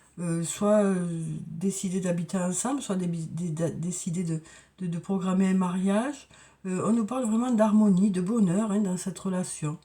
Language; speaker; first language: French; native; French